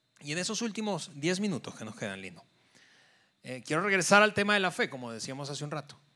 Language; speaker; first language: Spanish; native; Spanish